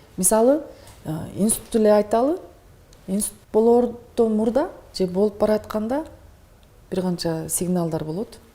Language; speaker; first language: Kyrgyz; native; Kyrgyz